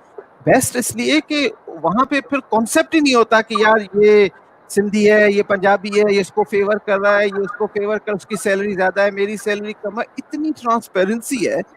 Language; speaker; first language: Urdu; non-native, local second language; Sindhi